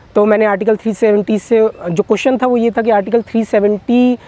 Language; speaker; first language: Hindi; native; Hindi